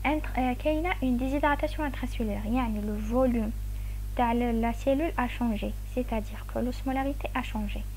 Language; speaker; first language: French; non-native, local second language; Arabic